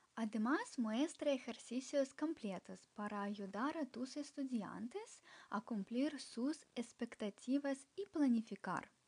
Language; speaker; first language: Spanish; non-native, fluent; Ukrainian